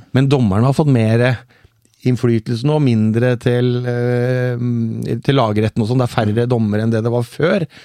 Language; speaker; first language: Norwegian; native; Norwegian